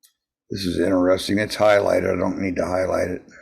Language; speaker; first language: English; native; English